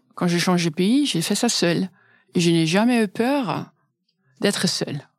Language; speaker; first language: French; non-native, fluent; Dutch